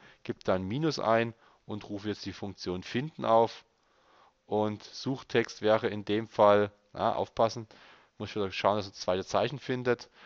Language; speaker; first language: German; native; German